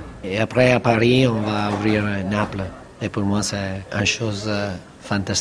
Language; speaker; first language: French; non-native, fluent; Italian